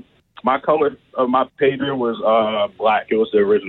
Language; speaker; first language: English; native; English